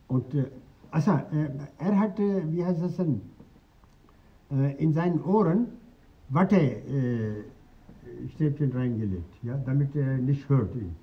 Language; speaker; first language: German; non-native, fluent; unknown